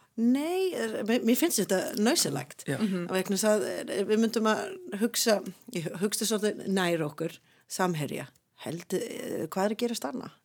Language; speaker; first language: Icelandic; non-native, fluent; English